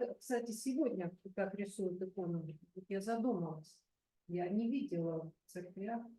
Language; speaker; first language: Russian; native; Russian